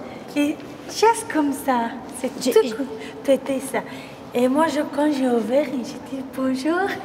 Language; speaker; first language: French; non-native, learner; Persian